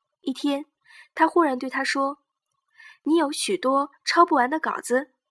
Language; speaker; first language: Chinese; native; Chinese